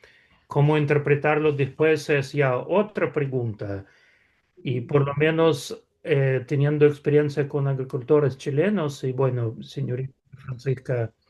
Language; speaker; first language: Spanish; non-native, fluent; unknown